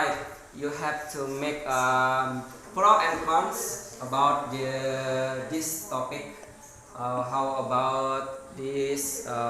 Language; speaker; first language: English; non-native, fluent; Indonesian